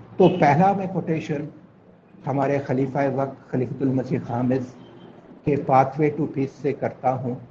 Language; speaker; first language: Urdu; non-native, local second language; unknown